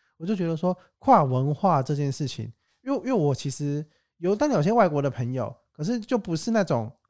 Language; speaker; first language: Chinese; native; Chinese